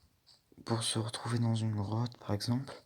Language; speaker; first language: French; native; French